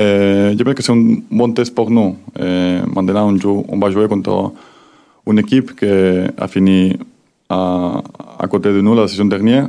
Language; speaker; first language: French; non-native, learner; Spanish